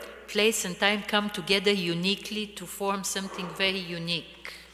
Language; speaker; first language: English; non-native, fluent; Bulgarian